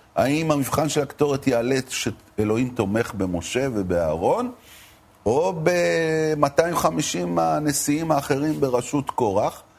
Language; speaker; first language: Hebrew; native; Hebrew